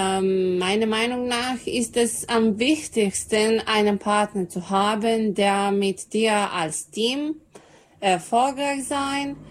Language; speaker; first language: German; non-native, learner; Serbian